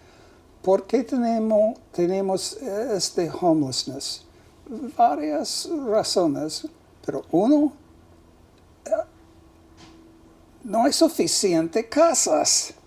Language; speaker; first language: Spanish; non-native, learner; English